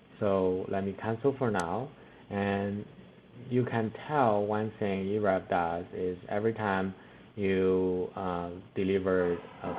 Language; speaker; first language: English; non-native, fluent; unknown